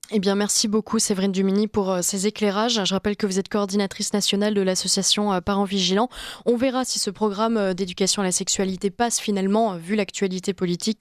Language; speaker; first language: French; native; French